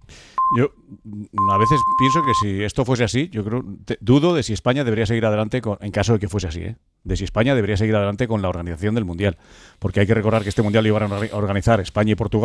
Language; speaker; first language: Spanish; native; Spanish